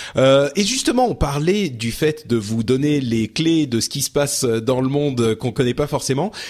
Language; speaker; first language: French; early bilingual, other home language; Arabic